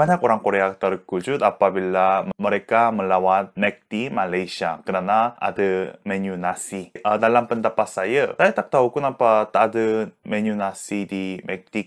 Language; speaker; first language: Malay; non-native, learner; Korean